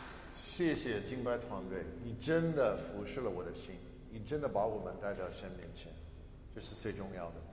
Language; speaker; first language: Chinese; non-native, fluent; English